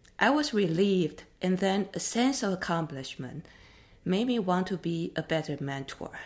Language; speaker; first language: English; non-native, fluent; Chinese